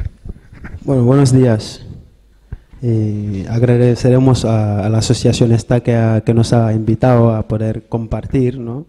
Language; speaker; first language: Spanish; non-native, fluent; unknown